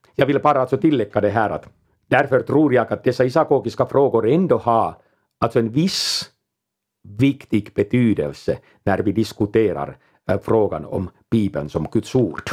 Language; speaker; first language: Swedish; non-native, local second language; Finnish